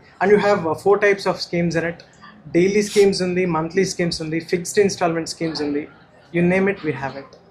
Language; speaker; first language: Telugu; native; Telugu